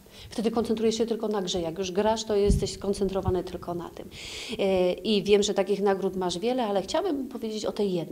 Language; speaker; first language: Polish; native; Polish